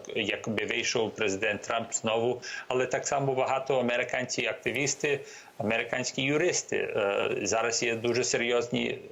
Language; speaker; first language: Ukrainian; early bilingual, heritage; Ukrainian